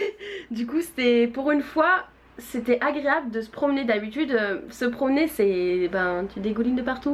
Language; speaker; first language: French; native; French